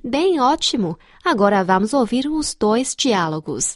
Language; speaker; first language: Portuguese; non-native, fluent; Chinese